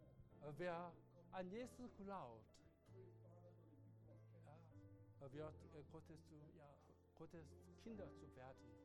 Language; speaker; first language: German; non-native, learner; Korean